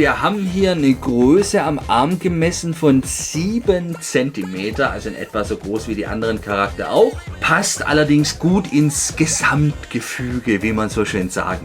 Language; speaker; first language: German; native; German